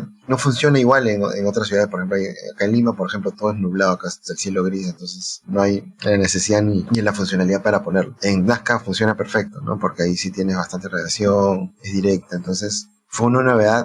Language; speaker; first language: Spanish; native; Spanish